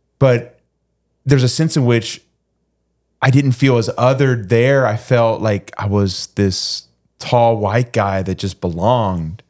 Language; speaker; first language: English; early bilingual, other home language; Spanish